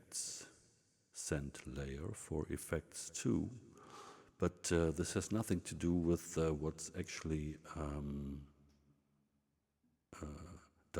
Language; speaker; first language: English; non-native, fluent; German